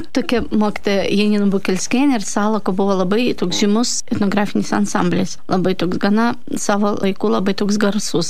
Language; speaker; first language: Lithuanian; non-native, fluent; Russian